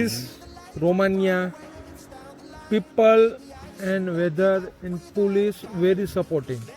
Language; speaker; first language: English; non-native, learner; Gujarati